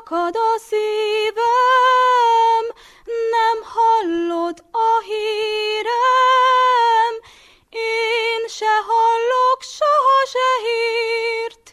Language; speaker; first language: Hungarian; native; Hungarian